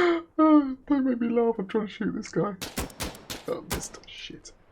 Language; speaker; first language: English; native; English